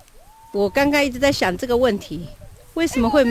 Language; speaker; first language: Chinese; native; Chinese